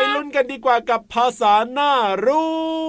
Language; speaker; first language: Thai; native; Thai